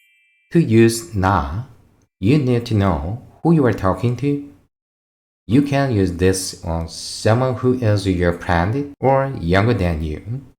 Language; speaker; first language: English; non-native, fluent; Korean